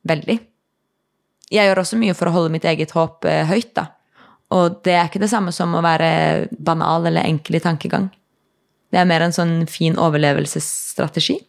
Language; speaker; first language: Norwegian; native; Norwegian